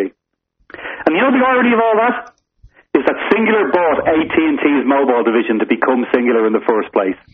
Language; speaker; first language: English; native; English